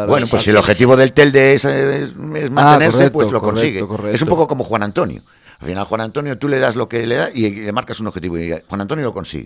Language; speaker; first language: Spanish; native; Spanish